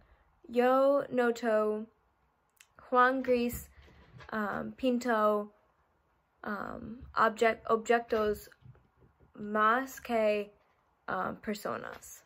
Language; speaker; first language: Spanish; non-native, learner; English